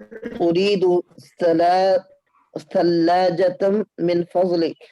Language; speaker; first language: Arabic; non-native, learner; Urdu